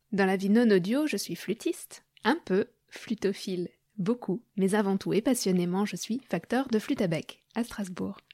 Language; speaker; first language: French; native; French